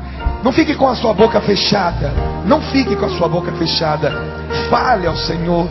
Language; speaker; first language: Portuguese; native; Portuguese